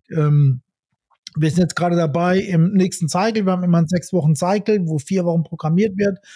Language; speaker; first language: German; native; German